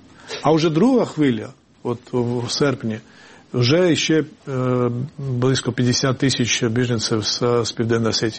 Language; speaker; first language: Ukrainian; non-native, fluent; Georgian